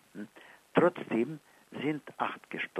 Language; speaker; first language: German; non-native, fluent; Arabic